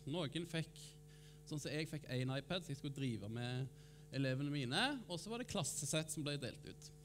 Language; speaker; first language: Norwegian; native; Norwegian